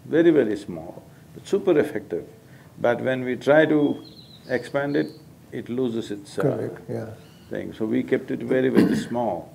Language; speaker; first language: English; non-native, local second language; Kannada